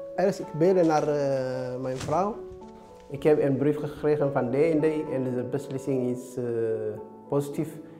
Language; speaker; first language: Dutch; non-native, learner; Tigrinya